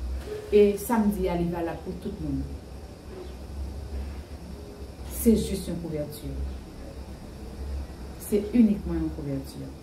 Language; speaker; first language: French; non-native, learner; Haitian Creole